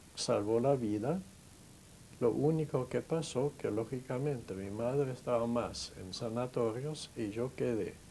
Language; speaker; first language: Spanish; non-native, fluent; German